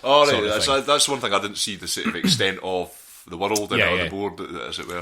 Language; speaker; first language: English; native; English